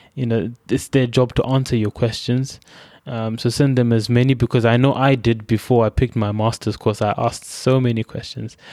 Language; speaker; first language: English; non-native, local second language; Shona